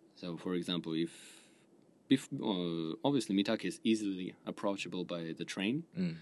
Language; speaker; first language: English; non-native, fluent; Russian